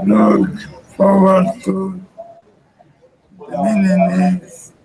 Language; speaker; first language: English; non-native, learner; Spanish